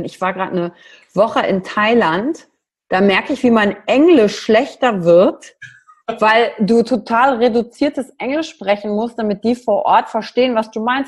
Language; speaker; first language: German; native; German